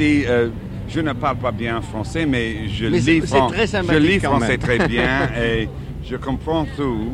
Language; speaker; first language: French; non-native, learner; English